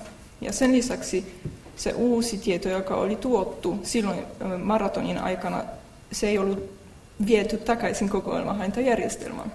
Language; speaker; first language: Finnish; non-native, fluent; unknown